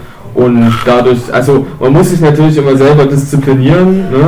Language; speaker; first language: German; native; German